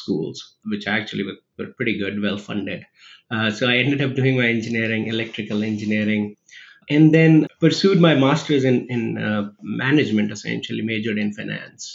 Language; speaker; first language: English; non-native, local second language; Hindi